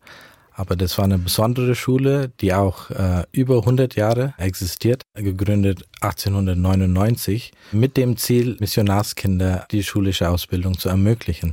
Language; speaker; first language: German; early bilingual, heritage; German